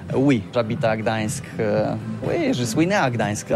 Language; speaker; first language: French; non-native, learner; Polish